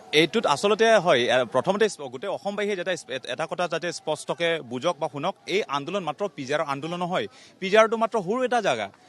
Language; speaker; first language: Assamese; non-native, local second language; Karbi